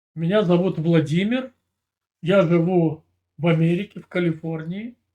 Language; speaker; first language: Russian; native; Russian